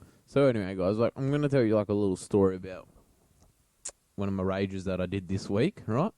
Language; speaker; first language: English; native; English